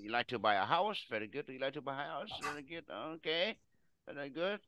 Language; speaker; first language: English; non-native, fluent; Vietnamese